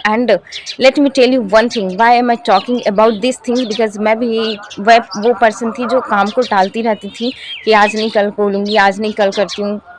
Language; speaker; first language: Hindi; native; Hindi